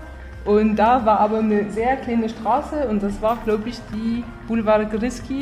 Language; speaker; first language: German; non-native, fluent; French